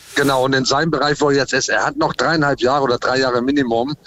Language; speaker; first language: German; early bilingual, other home language; English